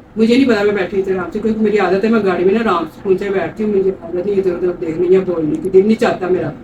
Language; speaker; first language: Urdu; non-native, local second language; Punjabi